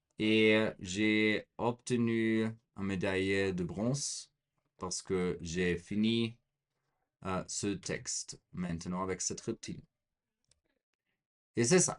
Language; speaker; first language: French; non-native, fluent; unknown